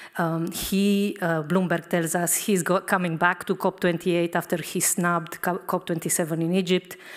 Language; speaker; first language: English; non-native, fluent; Romanian